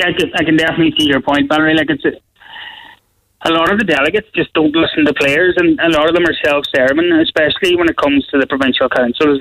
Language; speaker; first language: English; native; English